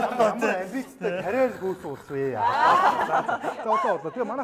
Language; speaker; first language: Mongolian; native; Mongolian